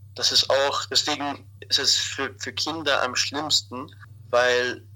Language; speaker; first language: German; non-native, fluent; Arabic